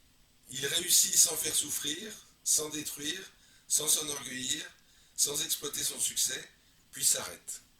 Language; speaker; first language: French; native; French